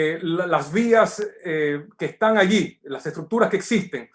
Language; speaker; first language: Spanish; native; Spanish